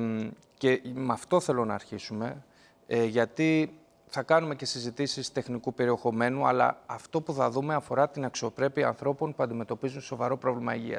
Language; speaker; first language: Greek; native; Greek